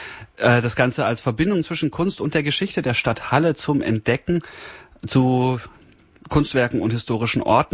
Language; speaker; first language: German; native; German